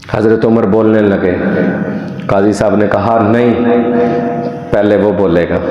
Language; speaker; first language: Urdu; non-native, local second language; Punjabi